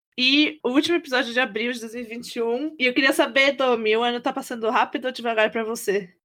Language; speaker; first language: Portuguese; early bilingual, other home language; Spanish